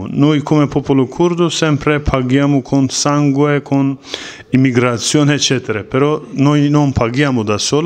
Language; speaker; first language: Italian; non-native, learner; Kurdish